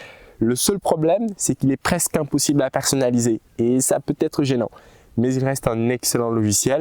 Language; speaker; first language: French; native; French